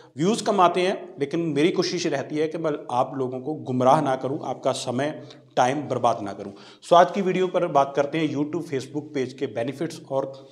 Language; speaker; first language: Hindi; non-native, local second language; Punjabi